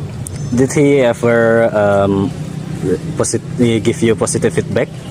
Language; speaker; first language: English; non-native, learner; Indonesian